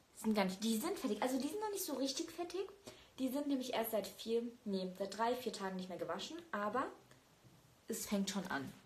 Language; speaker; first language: German; early bilingual, other home language; Turkish